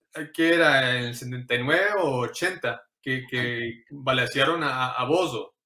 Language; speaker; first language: Spanish; early bilingual, heritage; Spanish